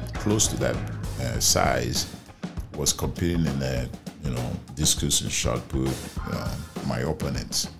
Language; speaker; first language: English; non-native, local second language; Igbo